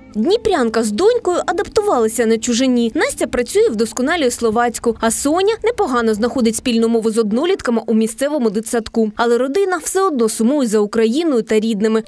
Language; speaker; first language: Ukrainian; native; Ukrainian